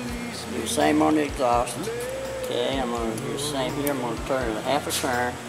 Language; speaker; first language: English; native; English